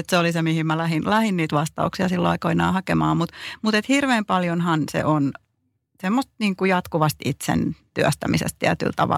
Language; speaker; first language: Finnish; native; Finnish